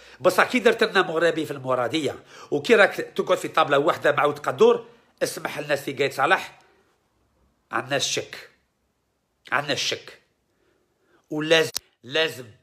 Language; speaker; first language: Arabic; early bilingual, heritage; Arabic